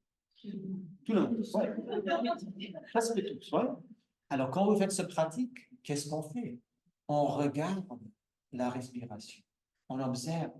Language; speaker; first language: French; non-native, fluent; English